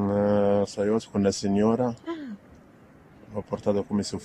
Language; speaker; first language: Italian; early bilingual, other home language; Arabic